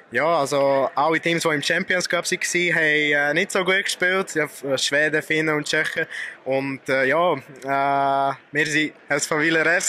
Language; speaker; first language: German; non-native, fluent; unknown